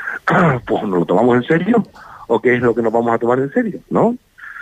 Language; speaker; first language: Spanish; native; Spanish